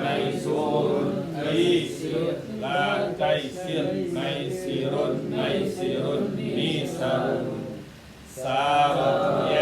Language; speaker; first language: Arabic; non-native, learner; Indonesian